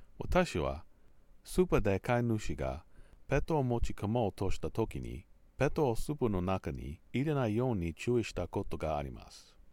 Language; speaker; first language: Japanese; non-native, learner; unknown